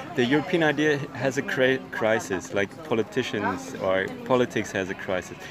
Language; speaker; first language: English; non-native, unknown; German